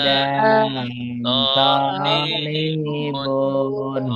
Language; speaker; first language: Arabic; non-native, learner; Indonesian